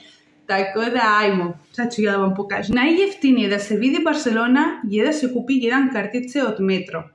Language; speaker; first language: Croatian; non-native, learner; Spanish